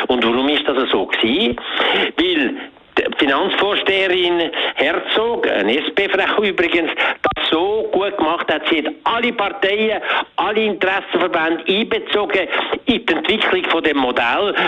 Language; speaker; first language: German; native; German